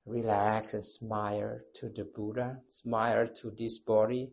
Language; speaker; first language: English; non-native, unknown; Thai